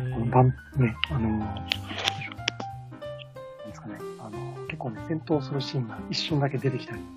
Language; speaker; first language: Japanese; native; Japanese